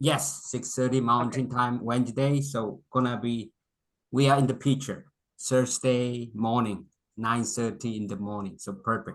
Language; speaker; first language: English; non-native, local second language; Korean